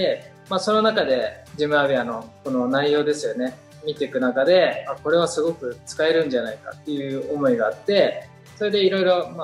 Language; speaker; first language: Japanese; native; Japanese